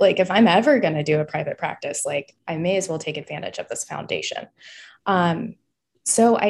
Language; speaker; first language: English; native; English